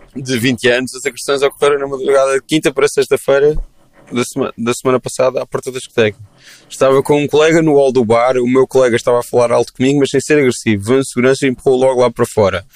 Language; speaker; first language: Portuguese; native; Portuguese